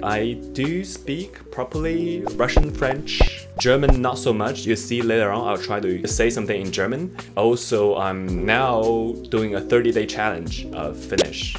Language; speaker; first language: English; non-native, fluent; Chinese